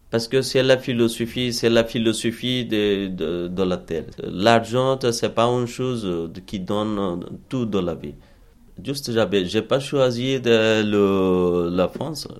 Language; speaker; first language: French; non-native, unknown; Bangla